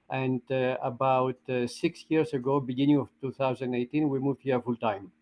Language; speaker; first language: English; non-native, fluent; Greek